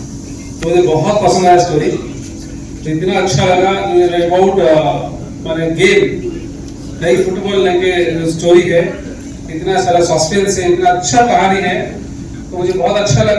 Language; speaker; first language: Hindi; non-native, local second language; Odia